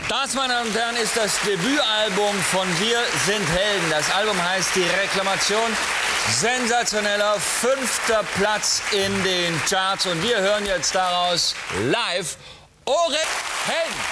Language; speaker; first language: German; native; German